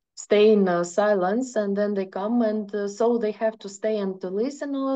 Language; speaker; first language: English; non-native, fluent; Russian